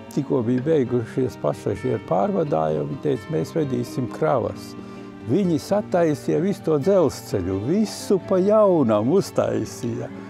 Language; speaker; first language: Latvian; native; Latvian